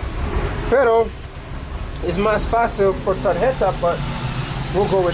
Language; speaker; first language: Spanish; non-native, learner; English